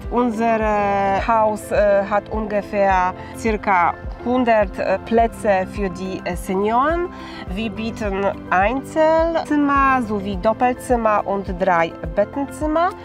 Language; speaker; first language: German; non-native, fluent; Polish